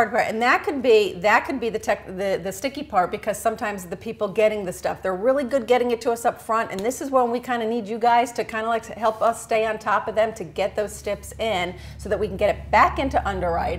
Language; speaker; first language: English; native; English